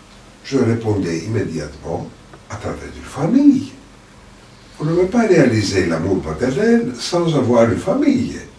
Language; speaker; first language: French; non-native, fluent; Greek